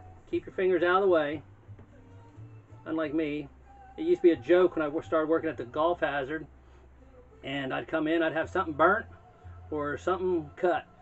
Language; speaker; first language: English; native; English